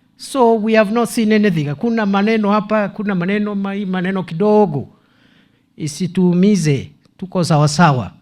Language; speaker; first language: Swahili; non-native, local second language; Kikuyu